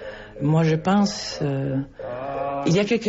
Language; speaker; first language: French; non-native, fluent; Polish